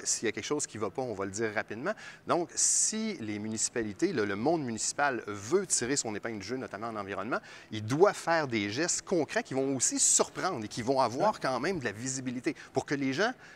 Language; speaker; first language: French; native; French